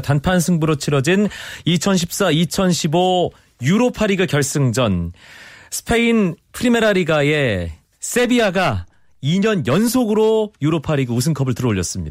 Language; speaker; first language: Korean; native; Korean